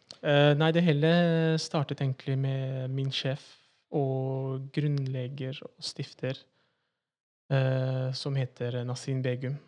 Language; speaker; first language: Norwegian; early bilingual, other home language; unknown